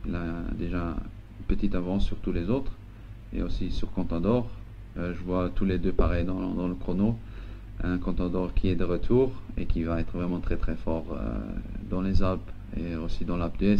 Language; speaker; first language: French; non-native, local second language; Luxembourgish